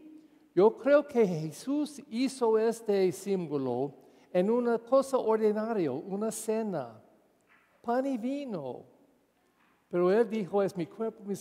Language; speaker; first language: Spanish; non-native, fluent; English